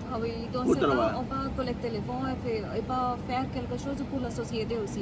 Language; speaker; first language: French; non-native, learner; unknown